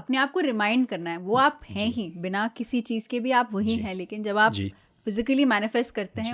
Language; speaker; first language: Hindi; native; Hindi